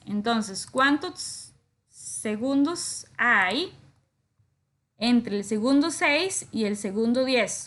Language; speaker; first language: Spanish; native; Spanish